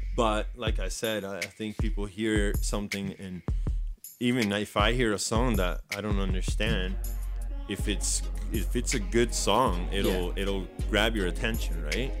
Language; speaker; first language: English; early bilingual, other home language; Spanish